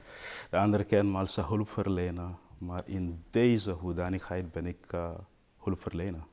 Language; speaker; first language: Dutch; non-native, fluent; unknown